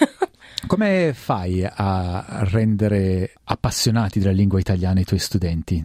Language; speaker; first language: Italian; non-native, fluent; English